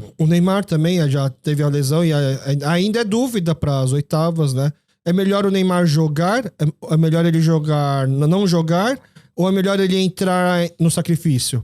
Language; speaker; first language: Portuguese; early bilingual, other home language; Korean